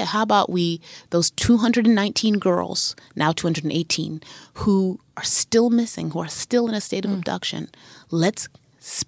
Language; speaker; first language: English; native; English